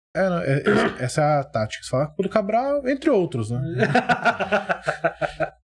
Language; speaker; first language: Portuguese; native; Portuguese